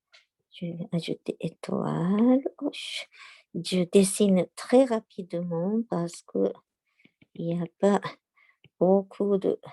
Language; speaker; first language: French; non-native, learner; Japanese